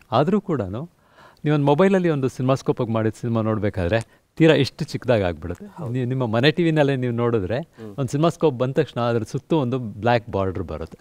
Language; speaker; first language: Kannada; native; Kannada